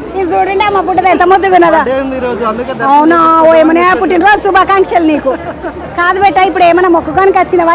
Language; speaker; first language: Telugu; native; Telugu